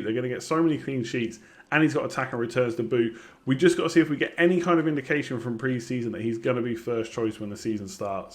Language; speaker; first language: English; native; English